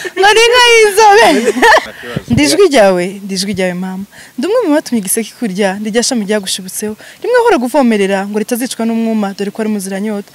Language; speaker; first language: Kinyarwanda; native; Kinyarwanda